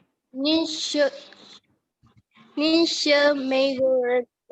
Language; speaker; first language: Chinese; non-native, learner; Indonesian